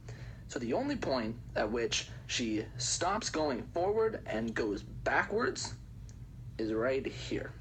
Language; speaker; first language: English; native; English